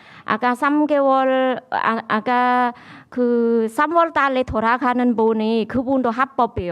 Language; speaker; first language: Korean; non-native, learner; Khmer